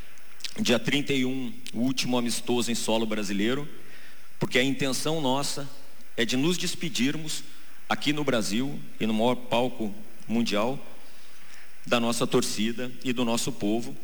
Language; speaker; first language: Portuguese; native; Portuguese